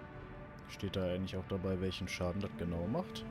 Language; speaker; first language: German; native; German